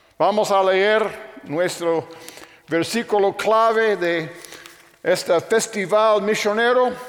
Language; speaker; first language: Spanish; non-native, fluent; English